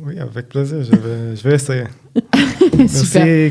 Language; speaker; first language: French; non-native, learner; Hebrew